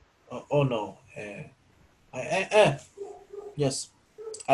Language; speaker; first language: English; non-native, learner; Portuguese